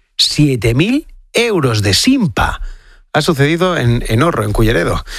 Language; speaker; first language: Spanish; native; Spanish